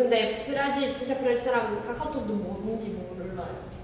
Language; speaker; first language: Korean; non-native, learner; Portuguese